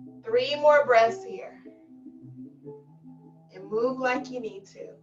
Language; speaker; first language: English; native; English